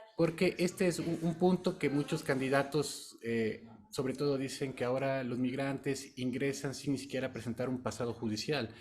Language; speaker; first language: Spanish; native; Spanish